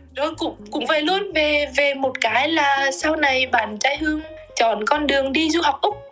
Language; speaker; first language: Vietnamese; native; Vietnamese